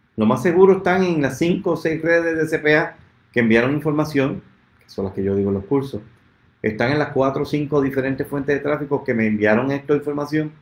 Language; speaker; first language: Spanish; native; Spanish